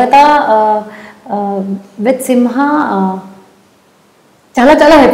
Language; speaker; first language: Telugu; non-native, learner; Hindi